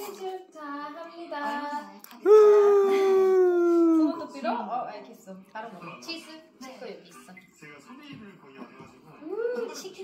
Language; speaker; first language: Korean; non-native, learner; English